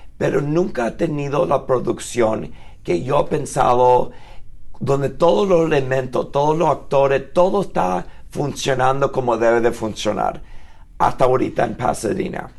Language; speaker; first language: Spanish; early bilingual, heritage; Spanish